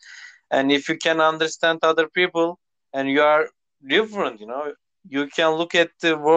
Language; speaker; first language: English; non-native, local second language; Turkish